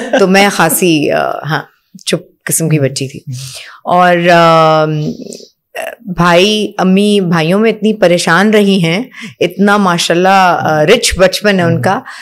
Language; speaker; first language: Urdu; native; Urdu